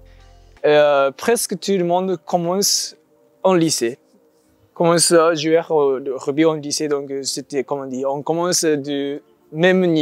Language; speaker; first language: French; non-native, learner; Japanese